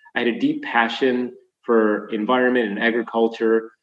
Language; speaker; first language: English; native; English